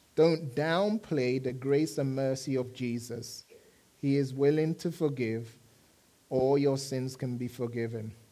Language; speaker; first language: English; native; English